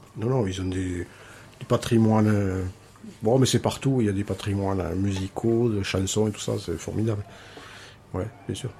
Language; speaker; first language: French; native; French